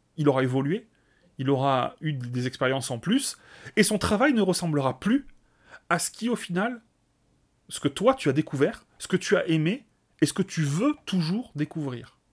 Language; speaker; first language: French; native; French